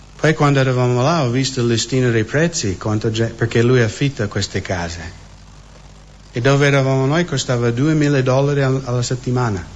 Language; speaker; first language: Italian; non-native, fluent; English